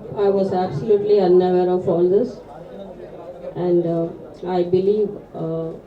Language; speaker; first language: English; non-native, local second language; Tamil